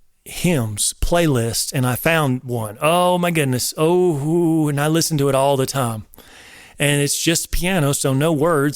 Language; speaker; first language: English; native; English